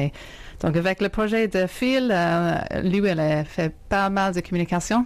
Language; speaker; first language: French; non-native, fluent; English